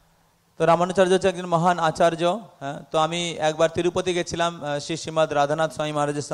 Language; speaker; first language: English; non-native, local second language; Bangla